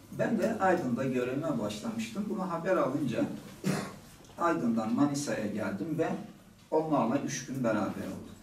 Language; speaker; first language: Turkish; non-native, local second language; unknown